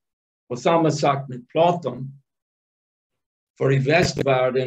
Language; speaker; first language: Swedish; non-native, fluent; English